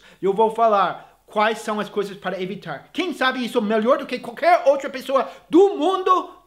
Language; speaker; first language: Portuguese; non-native, fluent; English